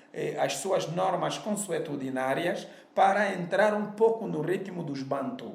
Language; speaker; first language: Portuguese; native; Portuguese